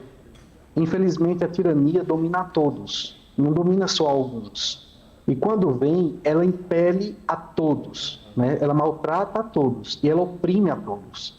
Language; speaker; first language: Portuguese; native; Portuguese